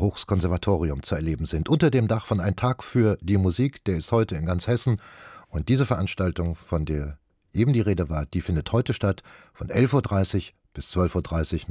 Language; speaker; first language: German; native; German